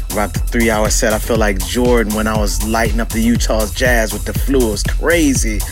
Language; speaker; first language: English; native; English